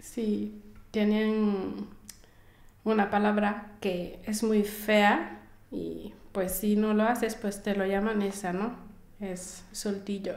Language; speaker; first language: Spanish; non-native, fluent; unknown